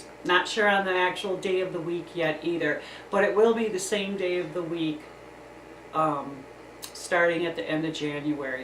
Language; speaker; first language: English; native; English